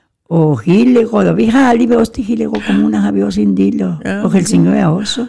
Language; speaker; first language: Danish; non-native, fluent; Spanish